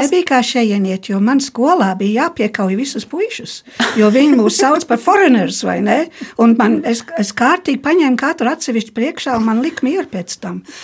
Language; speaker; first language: Latvian; early bilingual, heritage; Latvian